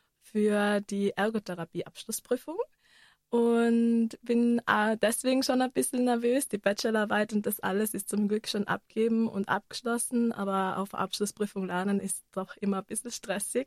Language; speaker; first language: German; native; German